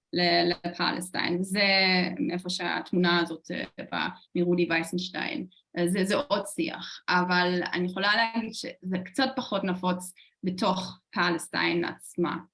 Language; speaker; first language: Hebrew; non-native, fluent; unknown